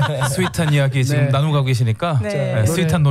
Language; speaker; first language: Korean; native; Korean